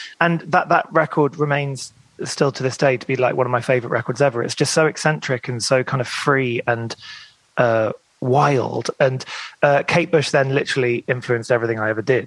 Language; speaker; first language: English; native; English